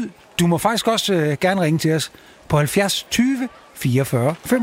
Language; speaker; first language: Danish; native; Danish